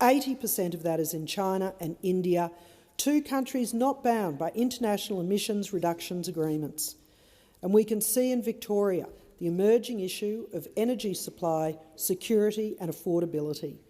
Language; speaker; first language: English; native; English